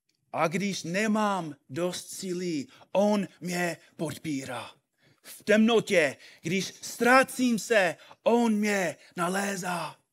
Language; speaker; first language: Czech; non-native, fluent; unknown